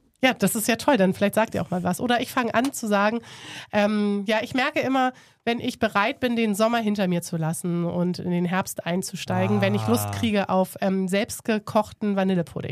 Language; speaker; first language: German; native; German